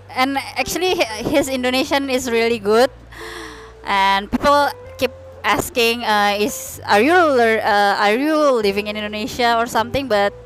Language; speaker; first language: English; non-native, fluent; Indonesian